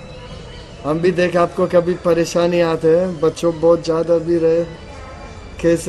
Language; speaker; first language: Hindi; non-native, learner; English